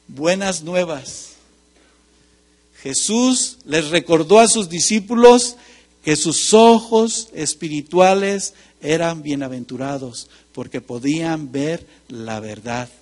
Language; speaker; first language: Spanish; native; Spanish